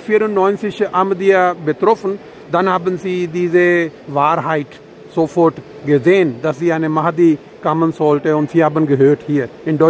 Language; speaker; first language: German; non-native, learner; Urdu